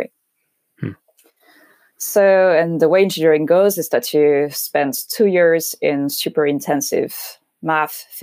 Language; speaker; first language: English; non-native, fluent; French